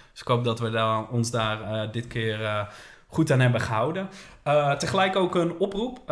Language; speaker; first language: Dutch; native; Dutch